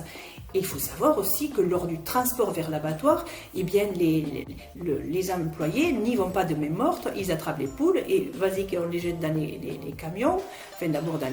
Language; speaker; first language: French; native; French